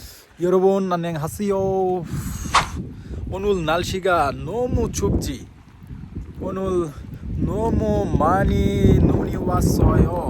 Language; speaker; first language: Korean; non-native, learner; Bangla